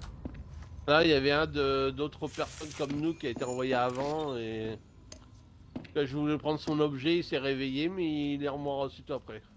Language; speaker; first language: French; native; French